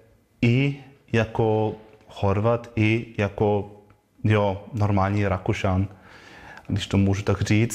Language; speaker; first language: Czech; non-native, learner; German